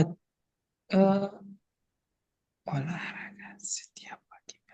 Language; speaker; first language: Indonesian; non-native, learner; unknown